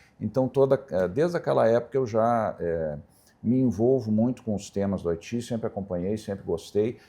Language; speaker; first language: Portuguese; native; Portuguese